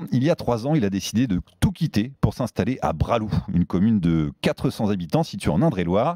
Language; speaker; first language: French; native; French